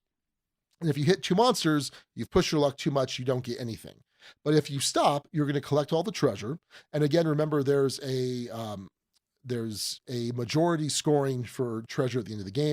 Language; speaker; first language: English; native; English